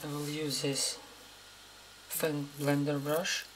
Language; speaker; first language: English; non-native, fluent; Russian